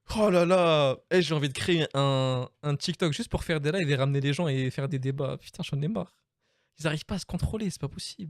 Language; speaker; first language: French; native; French